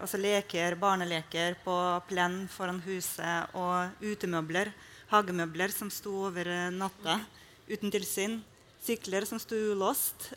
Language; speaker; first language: Norwegian; non-native, fluent; Russian